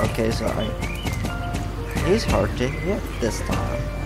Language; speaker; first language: English; non-native, fluent; Swedish